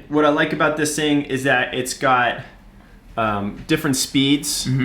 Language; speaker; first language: English; native; English